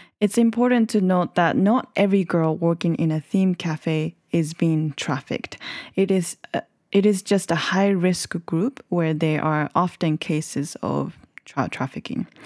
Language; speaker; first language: English; non-native, fluent; Japanese